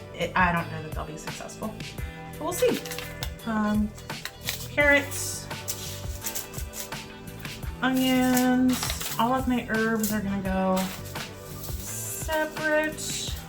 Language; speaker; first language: English; native; English